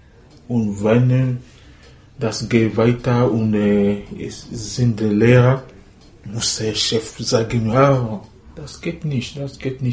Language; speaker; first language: German; non-native, learner; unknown